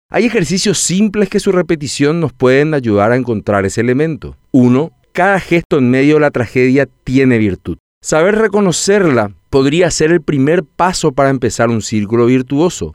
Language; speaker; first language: Spanish; native; Spanish